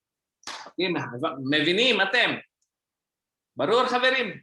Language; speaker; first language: Hebrew; non-native, fluent; Indonesian